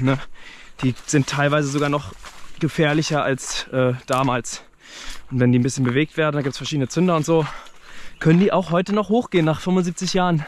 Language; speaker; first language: German; native; German